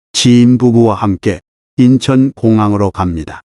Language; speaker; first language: Korean; native; Korean